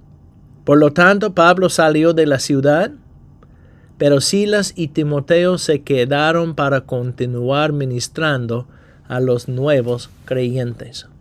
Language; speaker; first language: Spanish; non-native, fluent; English